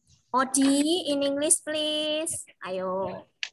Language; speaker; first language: English; non-native, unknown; Indonesian